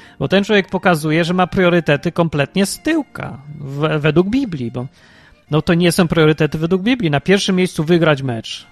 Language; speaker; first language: Polish; early bilingual, heritage; Polish